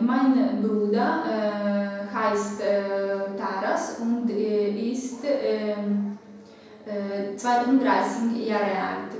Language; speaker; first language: German; non-native, learner; Ukrainian